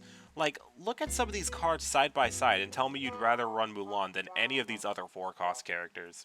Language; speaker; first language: English; native; English